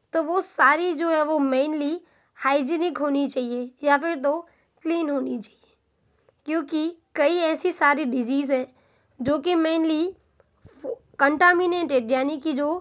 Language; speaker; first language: Hindi; non-native, local second language; Gujarati